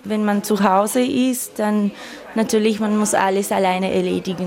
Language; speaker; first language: German; non-native, fluent; Romanian